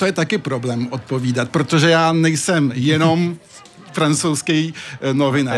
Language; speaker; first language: Czech; early bilingual, heritage; French